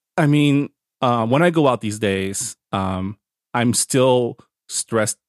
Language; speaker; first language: English; native; English